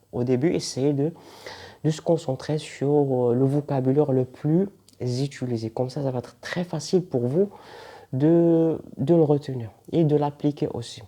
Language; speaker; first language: French; non-native, local second language; Arabic